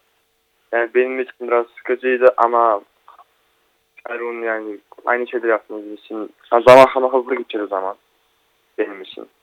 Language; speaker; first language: Turkish; non-native, learner; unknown